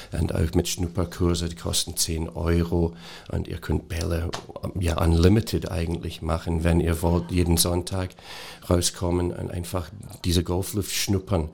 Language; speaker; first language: German; non-native, fluent; English